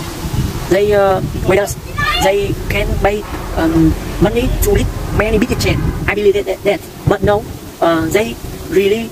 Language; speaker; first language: English; non-native, learner; Vietnamese